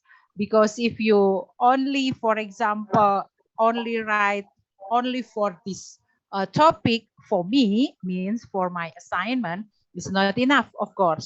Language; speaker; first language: English; non-native, fluent; Indonesian